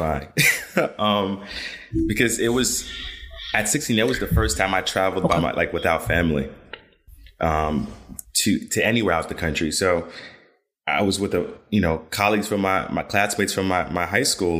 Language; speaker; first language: English; native; English